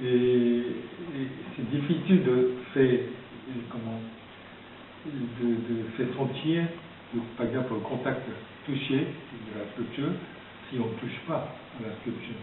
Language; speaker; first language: French; non-native, fluent; Japanese